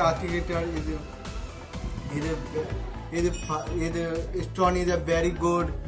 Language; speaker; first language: English; non-native, learner; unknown